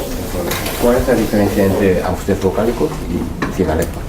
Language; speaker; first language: Spanish; non-native, learner; Korean